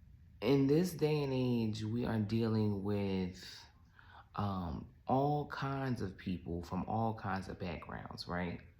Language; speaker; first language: English; native; English